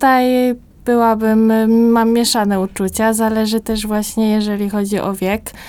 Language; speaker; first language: Polish; native; Polish